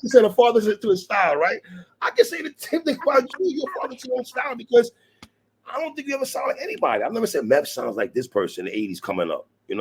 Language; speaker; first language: English; native; English